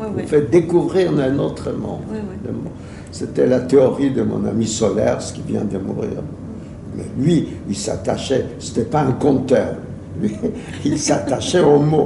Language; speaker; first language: French; non-native, fluent; Yiddish